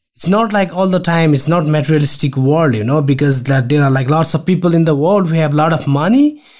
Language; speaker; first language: English; non-native, local second language; Nepali